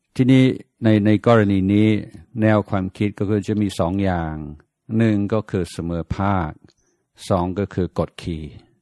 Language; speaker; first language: Thai; non-native, fluent; English